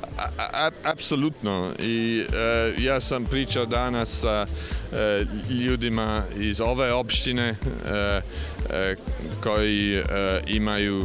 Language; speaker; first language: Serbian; non-native, fluent; English